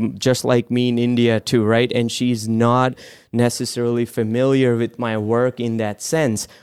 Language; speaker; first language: English; non-native, local second language; Gujarati